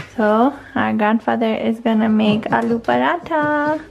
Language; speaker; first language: English; non-native, local second language; Tangkhul Naga (India)